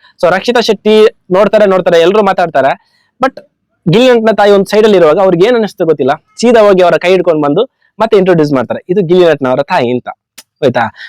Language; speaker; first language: Kannada; non-native, local second language; Tulu